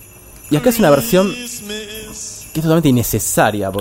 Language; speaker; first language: Spanish; native; Spanish